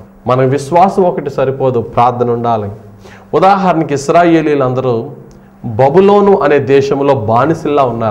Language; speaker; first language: Telugu; native; Telugu